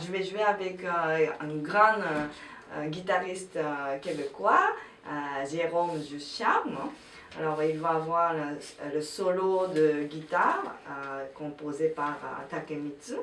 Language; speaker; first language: French; non-native, fluent; Japanese